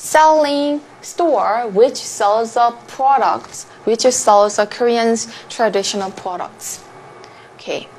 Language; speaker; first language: English; non-native, fluent; Korean